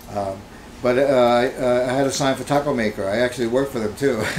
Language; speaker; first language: English; early bilingual, other home language; Spanish